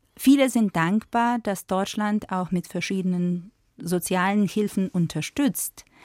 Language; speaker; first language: German; non-native, fluent; Russian